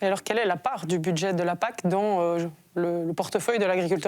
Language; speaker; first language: French; native; French